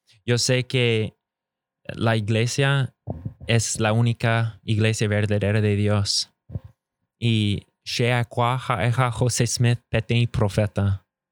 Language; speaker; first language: Spanish; non-native, fluent; English